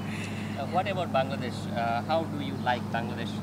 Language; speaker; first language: English; non-native, learner; Bangla